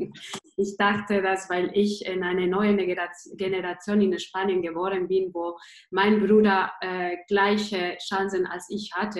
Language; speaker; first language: German; non-native, fluent; Spanish